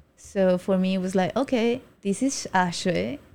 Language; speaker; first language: English; non-native, fluent; Spanish